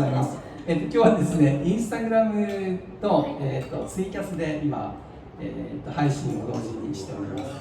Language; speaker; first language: Japanese; native; Japanese